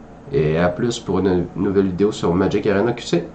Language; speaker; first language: French; native; French